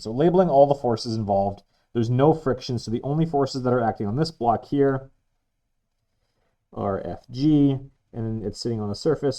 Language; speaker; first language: English; native; English